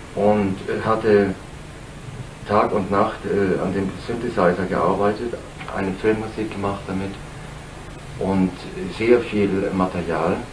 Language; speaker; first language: German; native; German